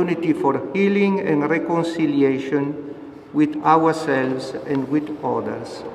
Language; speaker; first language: English; non-native, fluent; Italian